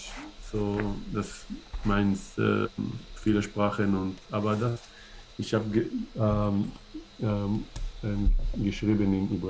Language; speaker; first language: German; non-native, learner; Hebrew